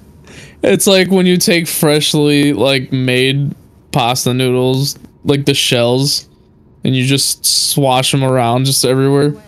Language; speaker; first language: English; native; English